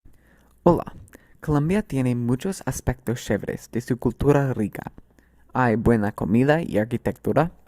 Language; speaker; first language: Spanish; non-native, learner; English